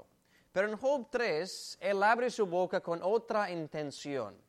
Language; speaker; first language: Spanish; native; Spanish